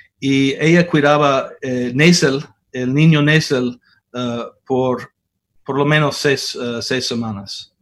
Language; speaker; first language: Spanish; non-native, fluent; English